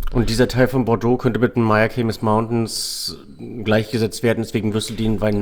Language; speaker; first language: German; native; German